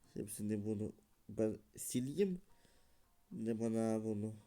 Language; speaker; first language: Turkish; non-native, learner; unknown